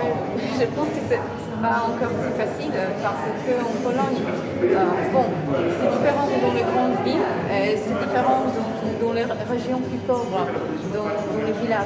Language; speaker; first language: French; non-native, fluent; Polish